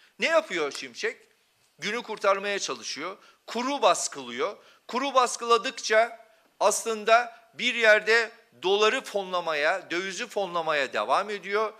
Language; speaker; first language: Turkish; non-native, local second language; Kurdish